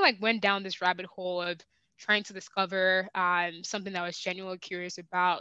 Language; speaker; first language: English; native; English